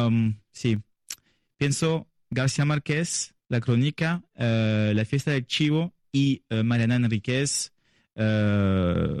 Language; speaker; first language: Spanish; non-native, learner; French